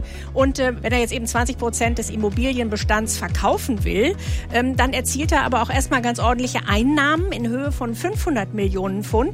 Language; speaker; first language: German; native; German